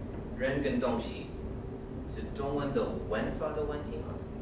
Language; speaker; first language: Chinese; non-native, learner; English